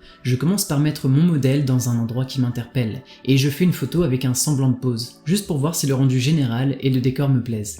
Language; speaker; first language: French; native; French